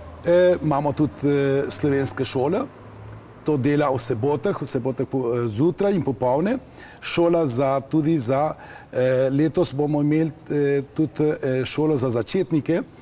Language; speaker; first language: Slovenian; early bilingual, heritage; Slovenian